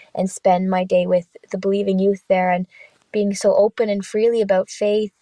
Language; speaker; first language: English; early bilingual, other home language; Finnish